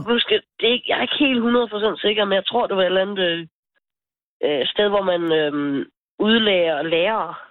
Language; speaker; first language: Danish; native; Danish